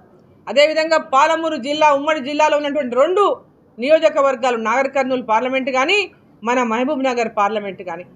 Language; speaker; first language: Telugu; native; Telugu